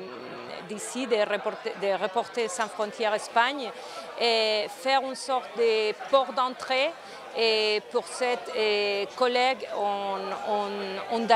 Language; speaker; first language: French; non-native, fluent; Spanish